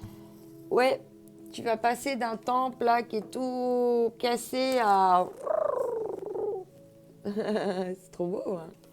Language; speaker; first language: French; native; French